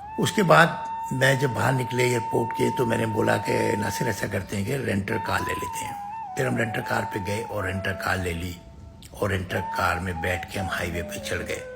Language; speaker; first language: Urdu; native; Urdu